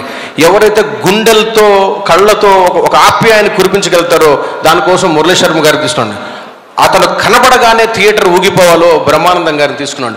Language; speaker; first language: Telugu; native; Telugu